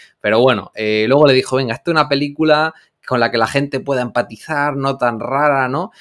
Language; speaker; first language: Spanish; native; Spanish